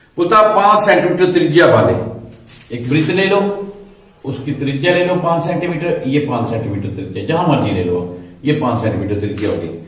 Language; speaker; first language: Hindi; non-native, local second language; Punjabi